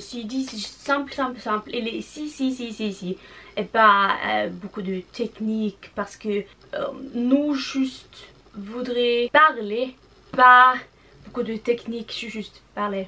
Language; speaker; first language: French; non-native, learner; English